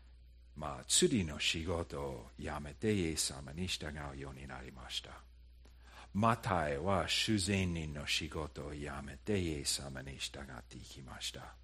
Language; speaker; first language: Japanese; non-native, fluent; English